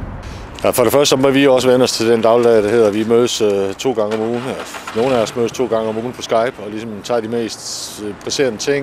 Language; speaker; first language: Danish; native; Danish